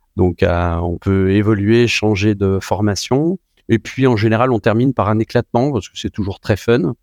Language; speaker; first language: French; native; French